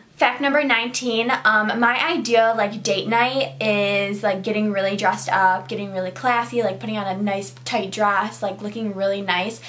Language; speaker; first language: English; native; English